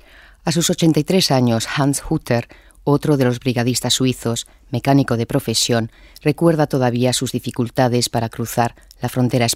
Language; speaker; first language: Spanish; native; Spanish